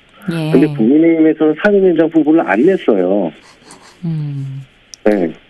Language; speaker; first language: Korean; native; Korean